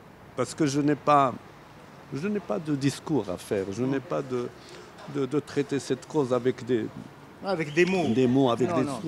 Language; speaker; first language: French; non-native, local second language; Arabic